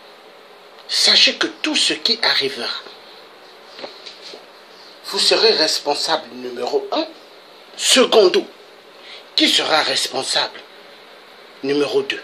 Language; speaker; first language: French; non-native, local second language; Kongo